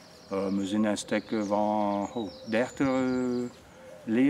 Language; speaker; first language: Dutch; non-native, local second language; French